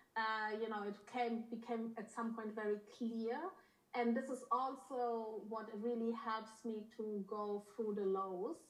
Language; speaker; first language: English; early bilingual, other home language; Polish